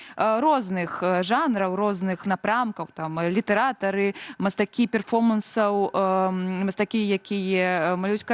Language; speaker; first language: Belarusian; native; Belarusian